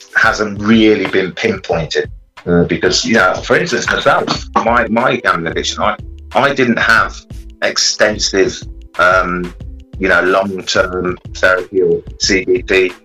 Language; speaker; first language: English; native; English